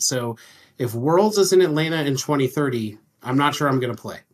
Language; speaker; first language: English; native; English